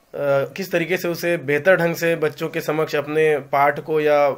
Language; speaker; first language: Hindi; native; Hindi